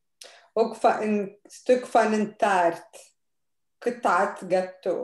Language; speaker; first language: Dutch; non-native, fluent; Arabic